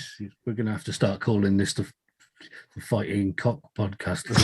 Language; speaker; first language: English; native; English